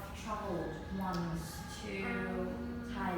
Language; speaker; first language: English; non-native, fluent; Vietnamese